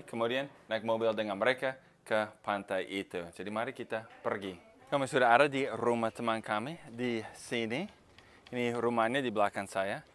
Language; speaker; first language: Indonesian; non-native, fluent; English